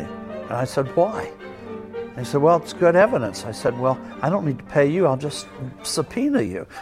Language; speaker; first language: English; native; English